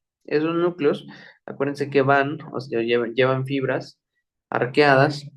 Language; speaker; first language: Spanish; native; Spanish